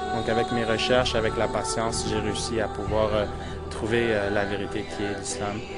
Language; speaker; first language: French; early bilingual, other home language; Portuguese